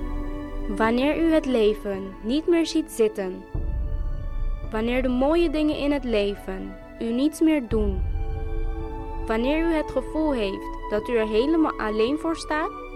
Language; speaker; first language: Dutch; native; Dutch